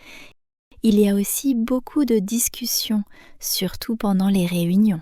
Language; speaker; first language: French; native; French